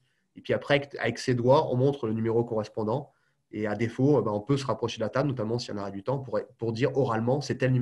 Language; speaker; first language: French; native; French